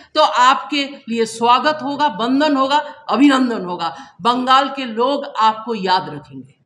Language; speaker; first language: Hindi; non-native, local second language; Bangla